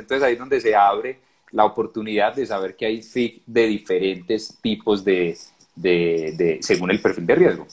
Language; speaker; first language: Spanish; native; Spanish